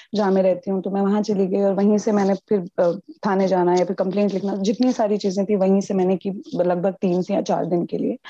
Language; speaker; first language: Hindi; native; Hindi